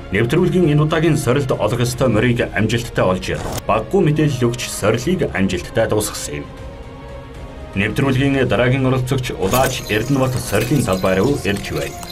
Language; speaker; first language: Mongolian; native; Mongolian